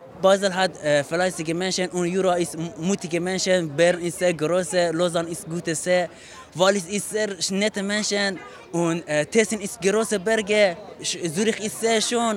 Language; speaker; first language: German; non-native, learner; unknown